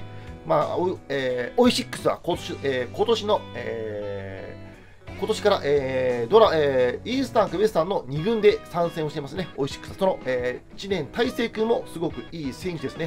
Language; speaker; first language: Japanese; native; Japanese